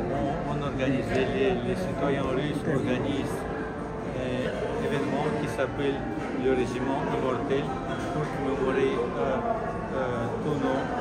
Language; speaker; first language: French; non-native, fluent; Russian